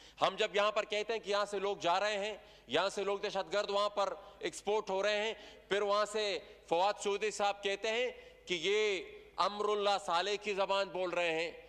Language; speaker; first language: Urdu; non-native, local second language; Pashto